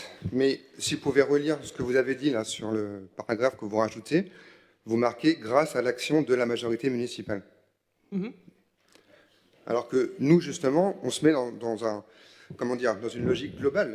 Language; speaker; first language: French; native; French